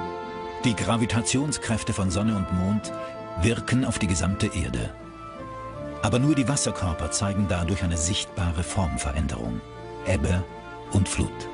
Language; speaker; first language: German; native; German